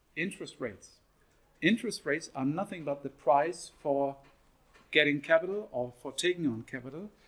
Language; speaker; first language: English; non-native, fluent; German